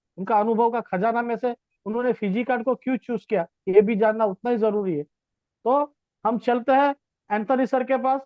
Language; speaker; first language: Hindi; native; Hindi